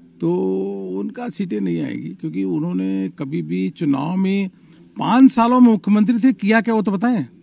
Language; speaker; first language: Hindi; native; Hindi